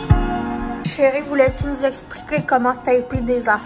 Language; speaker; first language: French; native; French